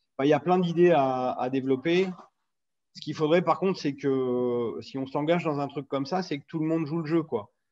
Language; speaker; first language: French; native; French